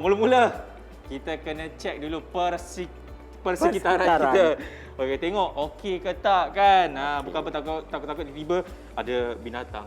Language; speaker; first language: Malay; native; Malay